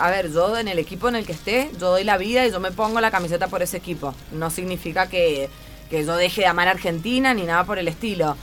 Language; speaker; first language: Spanish; native; Spanish